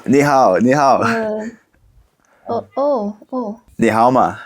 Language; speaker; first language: Chinese; non-native, learner; English